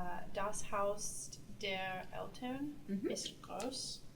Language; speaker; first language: German; non-native, learner; English